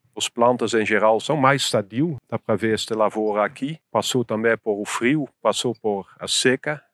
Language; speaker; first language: Portuguese; non-native, fluent; Dutch